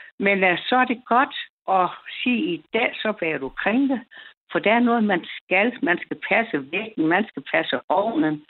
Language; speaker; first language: Danish; native; Danish